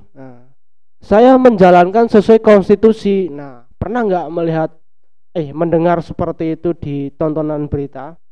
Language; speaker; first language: Indonesian; non-native, local second language; Javanese